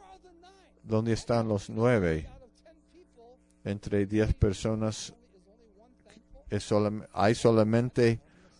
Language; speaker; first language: Spanish; non-native, fluent; English